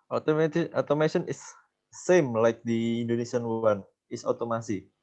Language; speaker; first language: English; non-native, learner; Indonesian